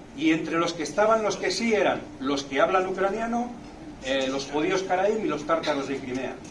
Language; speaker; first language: Spanish; native; Spanish